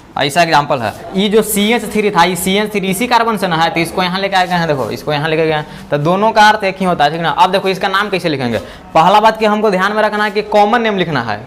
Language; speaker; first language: Hindi; native; Hindi